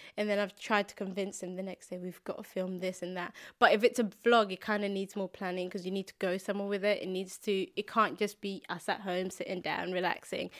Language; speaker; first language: English; early bilingual, other home language; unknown